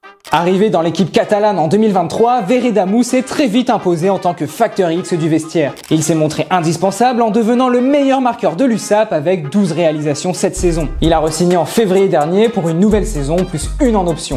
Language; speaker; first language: French; native; French